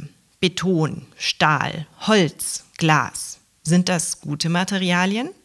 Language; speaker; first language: German; native; German